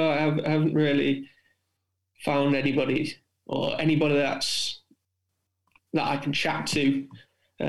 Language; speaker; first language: English; native; English